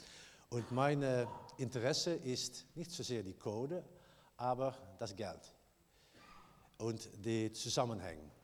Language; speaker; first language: German; non-native, learner; Dutch